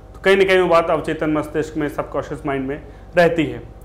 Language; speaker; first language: Hindi; native; Hindi